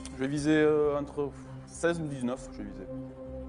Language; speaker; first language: French; native; French